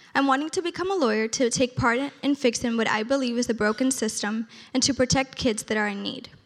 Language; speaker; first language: English; early bilingual, other home language; Spanish